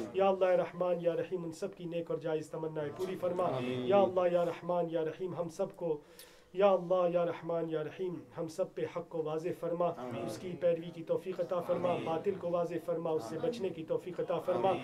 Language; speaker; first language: Urdu; native; Urdu